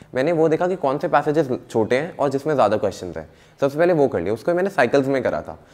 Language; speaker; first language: Hindi; native; Hindi